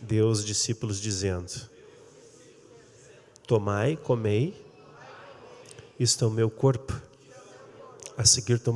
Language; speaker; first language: Portuguese; native; Portuguese